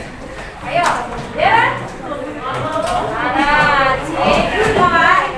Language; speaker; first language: Chinese; non-native, fluent; Indonesian